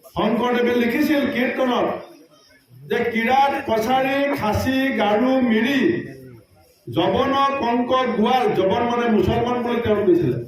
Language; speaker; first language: Assamese; native; Assamese